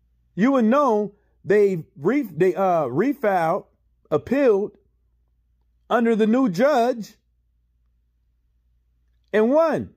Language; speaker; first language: English; native; English